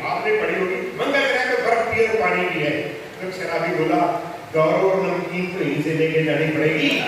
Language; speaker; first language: Hindi; non-native, local second language; Punjabi